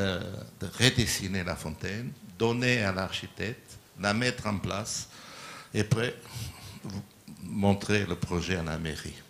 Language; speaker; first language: French; non-native, learner; Portuguese